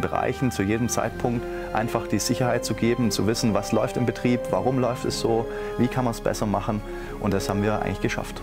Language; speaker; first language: German; native; German